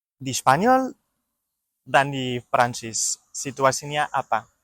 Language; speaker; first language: Indonesian; non-native, learner; French